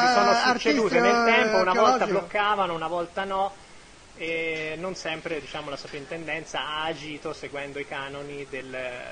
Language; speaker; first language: Italian; native; Italian